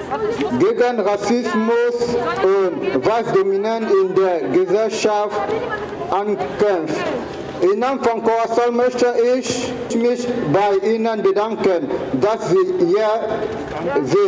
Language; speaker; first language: German; non-native, fluent; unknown